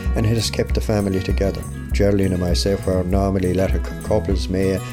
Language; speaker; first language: English; native; English